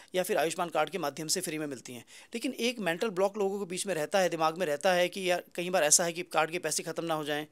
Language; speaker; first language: Hindi; native; Hindi